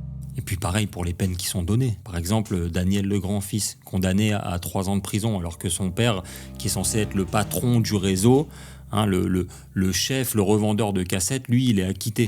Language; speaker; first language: French; native; French